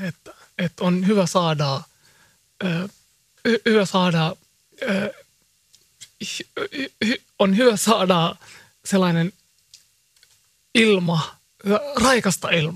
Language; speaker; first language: Finnish; non-native, local second language; Somali